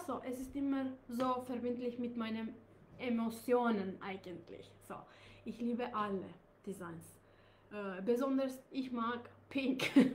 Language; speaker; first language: German; non-native, learner; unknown